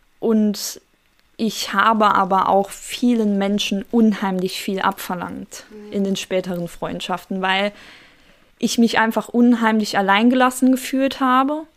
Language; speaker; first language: German; native; German